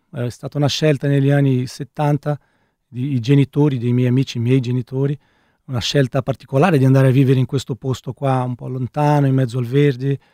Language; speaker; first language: Italian; non-native, fluent; Portuguese